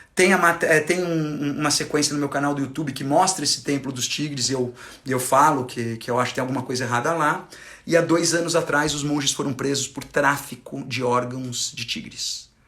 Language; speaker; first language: Portuguese; native; Portuguese